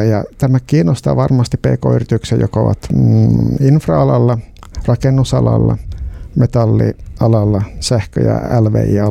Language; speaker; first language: Finnish; non-native, local second language; Swedish